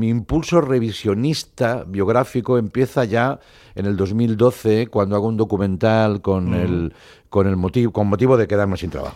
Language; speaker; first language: Spanish; non-native, local second language; Catalan